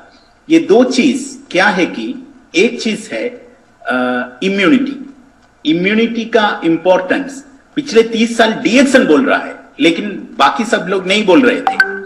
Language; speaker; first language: Hindi; non-native, fluent; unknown